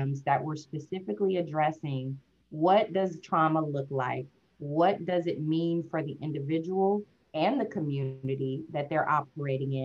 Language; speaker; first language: English; native; English